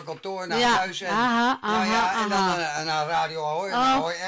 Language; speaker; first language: Dutch; native; Dutch